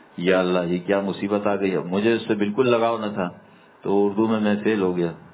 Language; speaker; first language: Urdu; native; Urdu